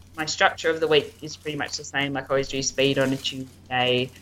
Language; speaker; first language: English; native; English